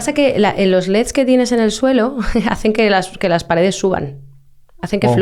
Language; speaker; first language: Spanish; native; Spanish